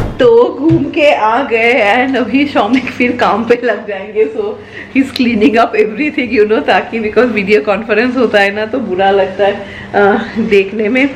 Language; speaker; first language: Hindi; non-native, local second language; Bangla